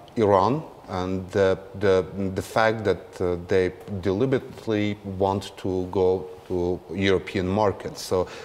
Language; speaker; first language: English; non-native, fluent; Armenian